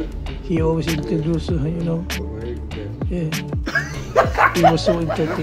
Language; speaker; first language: English; non-native, local second language; Filipino